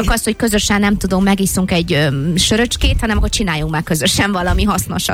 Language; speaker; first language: Hungarian; native; Hungarian